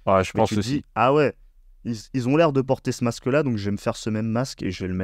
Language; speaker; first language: French; native; French